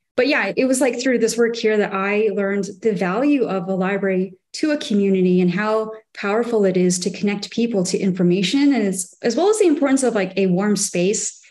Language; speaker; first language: English; native; English